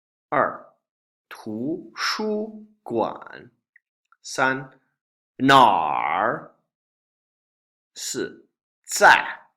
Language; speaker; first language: Chinese; non-native, fluent; English